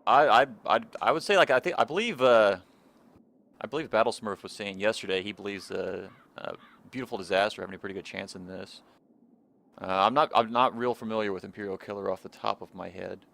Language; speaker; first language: English; native; English